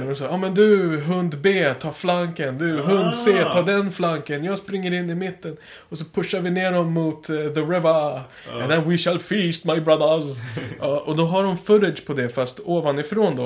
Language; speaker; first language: Swedish; native; Swedish